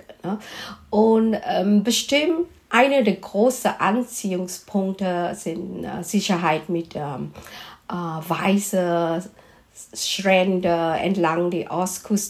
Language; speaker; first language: German; non-native, fluent; Malay